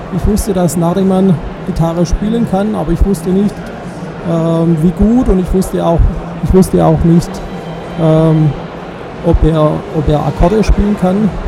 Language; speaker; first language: German; native; German